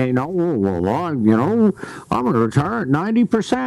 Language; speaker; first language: English; native; English